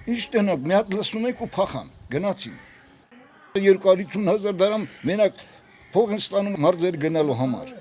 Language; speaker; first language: Armenian; native; Armenian